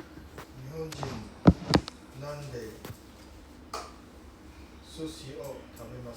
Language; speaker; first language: Japanese; non-native, learner; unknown